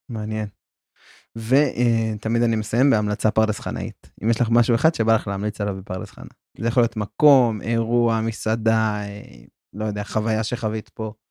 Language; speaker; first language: Hebrew; native; Hebrew